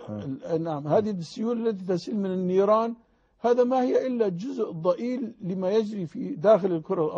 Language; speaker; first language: Arabic; native; Arabic